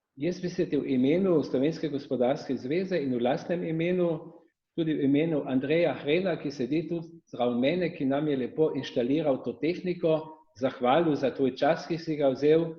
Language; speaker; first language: Slovenian; native; Slovenian